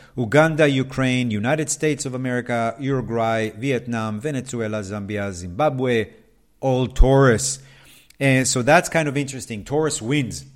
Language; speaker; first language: English; non-native, fluent; Hebrew